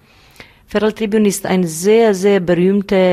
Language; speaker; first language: German; non-native, learner; Bosnian